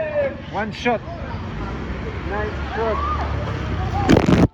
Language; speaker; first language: English; non-native, fluent; French